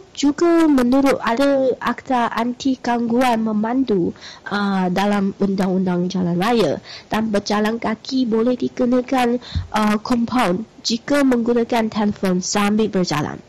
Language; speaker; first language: Malay; non-native, learner; Chinese